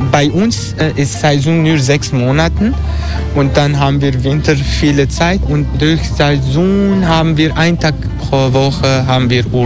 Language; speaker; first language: German; non-native, fluent; Turkish